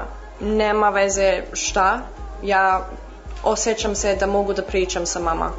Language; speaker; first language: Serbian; early bilingual, heritage; English